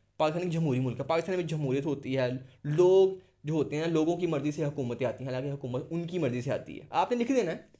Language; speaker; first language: Urdu; non-native, local second language; Punjabi